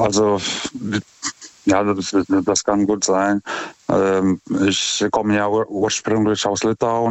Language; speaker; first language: German; non-native, fluent; Lithuanian